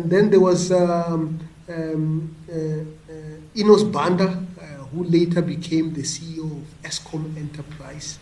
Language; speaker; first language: English; non-native, local second language; Venda